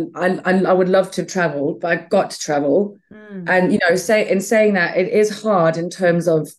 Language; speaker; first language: English; native; English